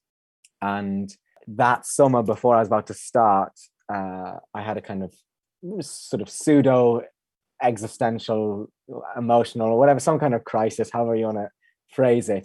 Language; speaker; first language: English; native; English